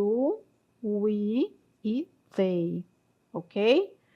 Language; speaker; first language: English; non-native, fluent; Portuguese